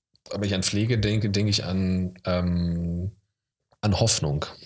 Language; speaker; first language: German; native; German